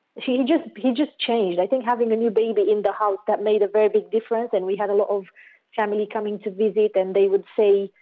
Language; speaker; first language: English; non-native, fluent; Romanian